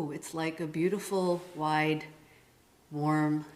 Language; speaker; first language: English; non-native, fluent; Korean